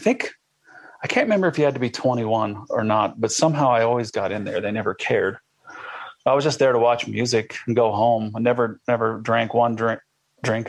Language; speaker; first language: English; native; English